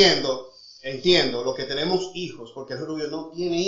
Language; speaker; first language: Spanish; native; Spanish